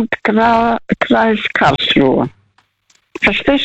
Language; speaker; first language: German; non-native, fluent; Russian